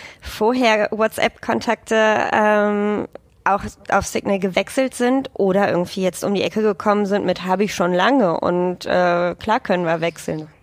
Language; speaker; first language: German; native; German